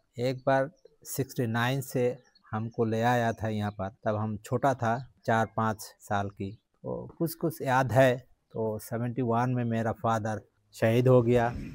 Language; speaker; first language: Hindi; early bilingual, heritage; Bangla